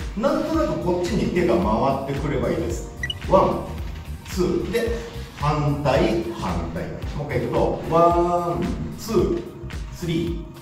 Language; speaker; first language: Japanese; native; Japanese